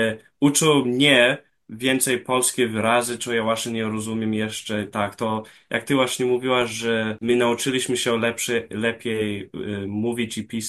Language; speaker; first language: Polish; early bilingual, heritage; English